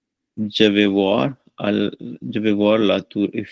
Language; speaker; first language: French; non-native, learner; Punjabi